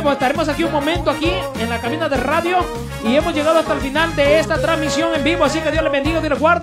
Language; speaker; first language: Spanish; native; Spanish